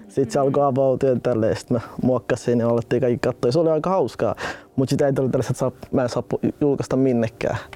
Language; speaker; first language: Finnish; early bilingual, other home language; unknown